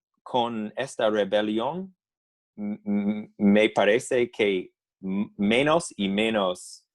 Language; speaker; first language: Spanish; non-native, fluent; English